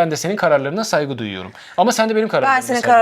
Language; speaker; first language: Turkish; non-native, fluent; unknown